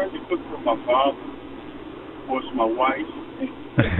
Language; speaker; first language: English; native; English